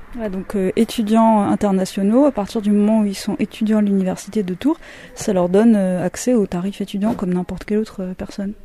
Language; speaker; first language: French; native; French